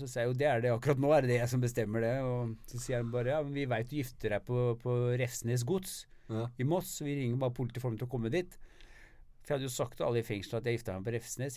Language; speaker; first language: Norwegian; native; Norwegian